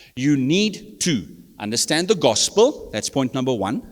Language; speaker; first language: English; non-native, local second language; Afrikaans